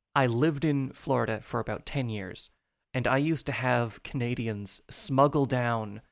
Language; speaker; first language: English; native; English